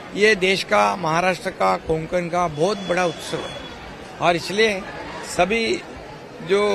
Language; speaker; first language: Hindi; non-native, local second language; Marathi